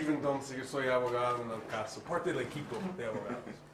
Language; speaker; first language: Spanish; non-native, learner; English